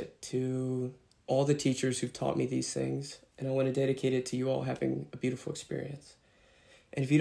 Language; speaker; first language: English; native; English